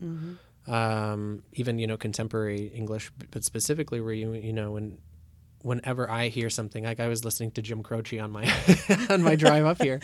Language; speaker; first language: English; early bilingual, other home language; Russian